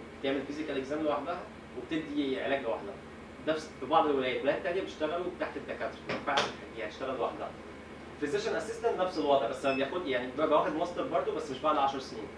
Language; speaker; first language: Arabic; native; Arabic